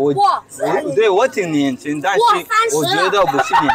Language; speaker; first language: Chinese; non-native, learner; Rundi